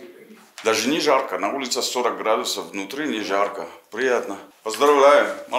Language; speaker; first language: Russian; non-native, learner; English